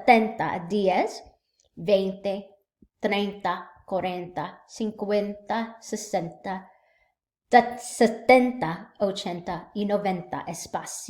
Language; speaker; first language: Spanish; non-native, learner; English